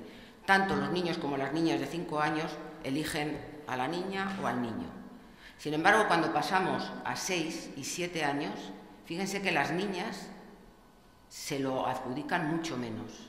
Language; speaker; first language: Spanish; native; Spanish